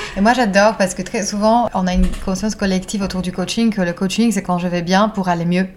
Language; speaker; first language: French; non-native, fluent; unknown